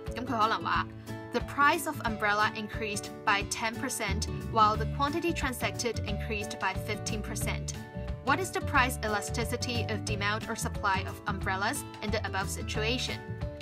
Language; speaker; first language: English; non-native, local second language; Cantonese